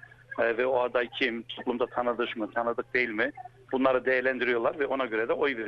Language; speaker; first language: Turkish; early bilingual, heritage; Turkish